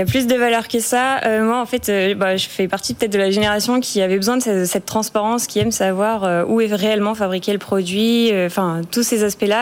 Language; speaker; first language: French; native; French